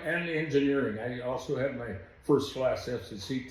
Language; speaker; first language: English; native; English